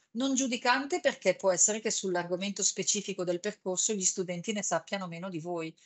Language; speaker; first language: Italian; native; Italian